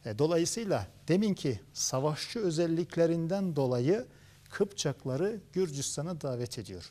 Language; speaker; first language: Turkish; early bilingual, heritage; Turkish